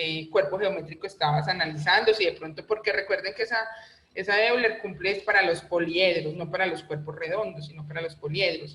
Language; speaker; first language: Spanish; native; Spanish